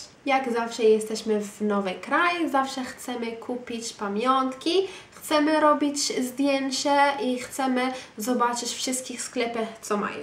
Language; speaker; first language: Polish; non-native, fluent; Arabic